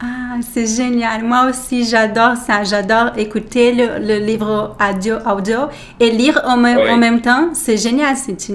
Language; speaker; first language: French; non-native, fluent; Portuguese